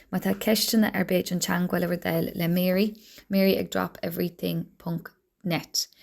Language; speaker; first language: Irish; native; Irish